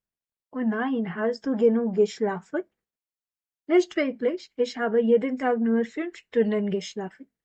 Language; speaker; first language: German; non-native, fluent; Hindi